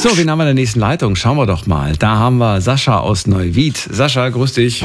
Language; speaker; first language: German; native; German